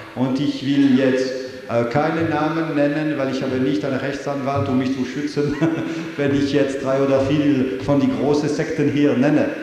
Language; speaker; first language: German; non-native, fluent; French